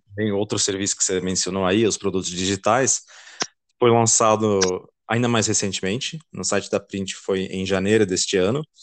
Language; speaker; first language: Portuguese; non-native, fluent; Dutch